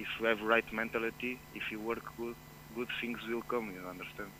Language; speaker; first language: English; non-native, fluent; Portuguese